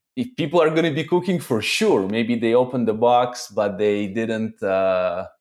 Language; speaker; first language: English; early bilingual, other home language; Russian